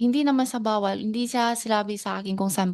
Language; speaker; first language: Filipino; non-native, learner; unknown